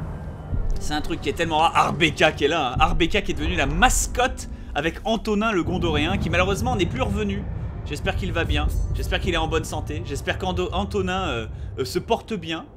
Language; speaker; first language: French; native; French